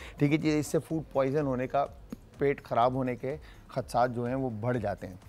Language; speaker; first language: Urdu; native; Urdu